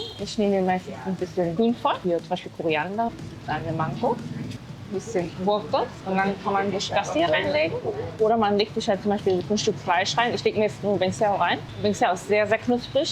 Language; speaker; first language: German; native; German